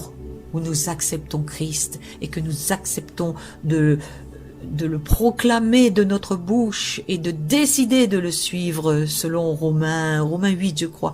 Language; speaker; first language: French; native; French